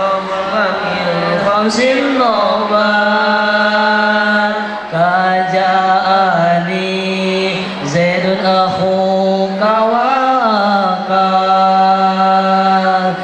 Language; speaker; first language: Arabic; non-native, learner; Sundanese